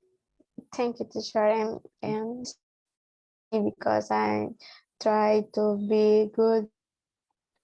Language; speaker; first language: English; non-native, learner; Spanish